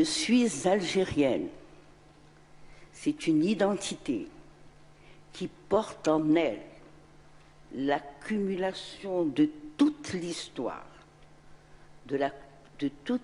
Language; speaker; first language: French; non-native, local second language; Arabic